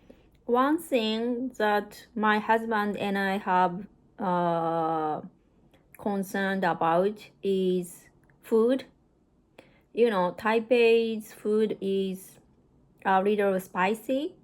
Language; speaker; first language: English; non-native, learner; Japanese